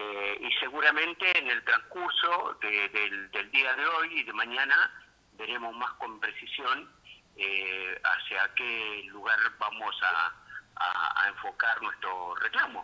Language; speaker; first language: Spanish; native; Spanish